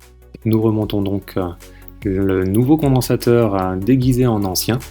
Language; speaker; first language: French; native; French